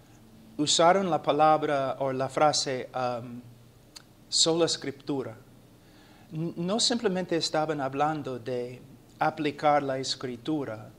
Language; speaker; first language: Spanish; non-native, fluent; English